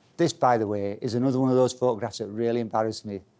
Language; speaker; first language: English; native; English